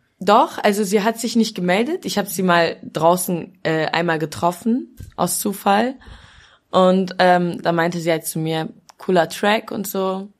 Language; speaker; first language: German; early bilingual, other home language; Albanian